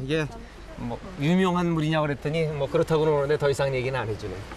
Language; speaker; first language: Korean; native; Korean